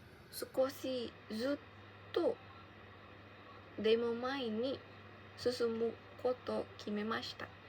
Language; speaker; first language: Japanese; non-native, learner; Indonesian